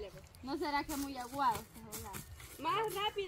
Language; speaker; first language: Spanish; native; Spanish